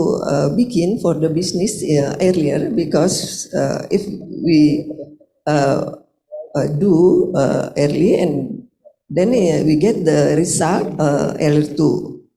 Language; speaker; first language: English; non-native, learner; Indonesian